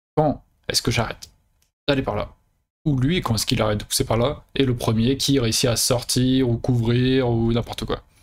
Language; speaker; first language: French; native; French